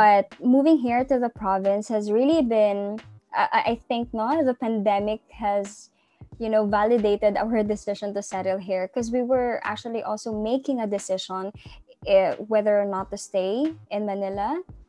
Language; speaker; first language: English; non-native, local second language; Cebuano